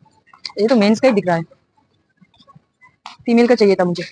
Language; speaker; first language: Hindi; non-native, local second language; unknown